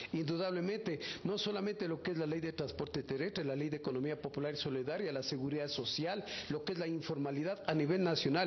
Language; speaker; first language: Spanish; native; Spanish